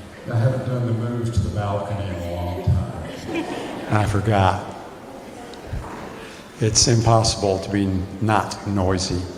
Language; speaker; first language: English; native; English